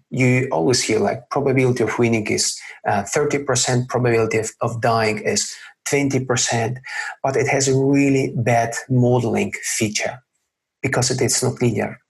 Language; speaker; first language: English; non-native, fluent; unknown